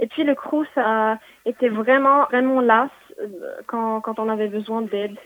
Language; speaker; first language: French; non-native, local second language; Arabic